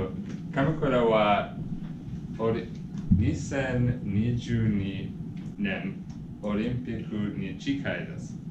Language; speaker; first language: Japanese; non-native, learner; English